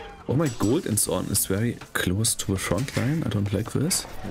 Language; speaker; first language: English; non-native, fluent; German